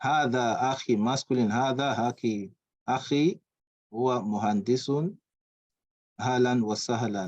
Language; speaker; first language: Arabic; non-native, fluent; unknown